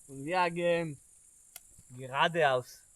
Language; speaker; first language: German; non-native, learner; Slovak